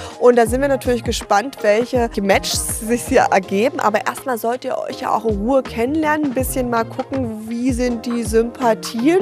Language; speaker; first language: German; native; German